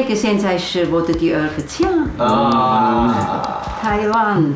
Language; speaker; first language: Chinese; non-native, learner; English